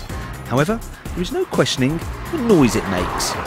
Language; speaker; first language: English; native; English